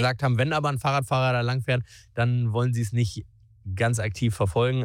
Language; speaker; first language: German; native; German